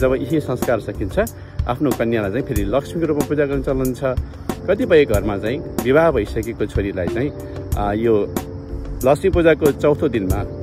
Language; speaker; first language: Nepali; non-native, local second language; Newari